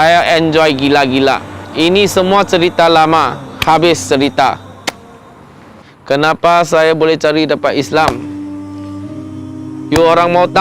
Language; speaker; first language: Indonesian; non-native, local second language; Chinese